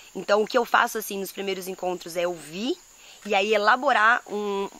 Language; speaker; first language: Portuguese; native; Portuguese